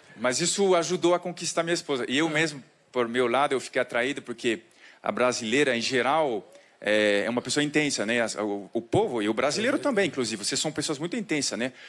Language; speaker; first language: Portuguese; non-native, fluent; French